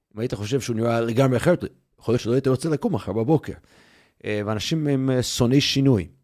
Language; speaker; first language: Hebrew; non-native, fluent; English